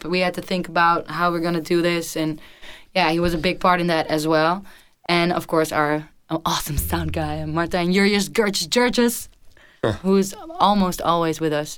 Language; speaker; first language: English; non-native, fluent; Dutch